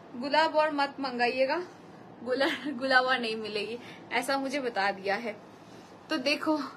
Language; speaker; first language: Hindi; non-native, local second language; Bangla